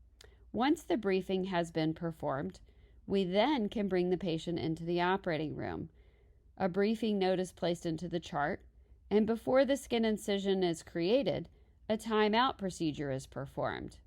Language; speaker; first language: English; native; English